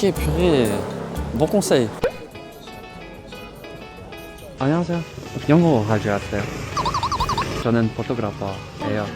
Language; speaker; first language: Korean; non-native, learner; French